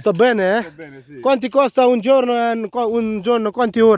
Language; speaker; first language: Italian; non-native, learner; Bangla